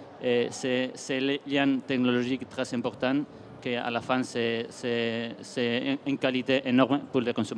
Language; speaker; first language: French; non-native, fluent; Spanish